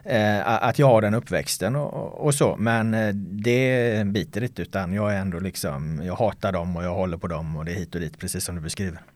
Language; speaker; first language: Swedish; native; Swedish